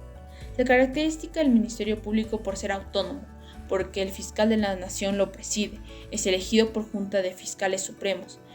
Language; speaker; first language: Spanish; native; Spanish